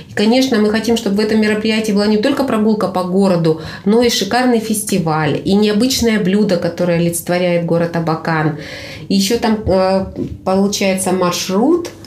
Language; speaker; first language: Russian; native; Russian